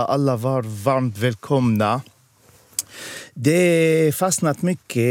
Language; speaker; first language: Swedish; non-native, fluent; Arabic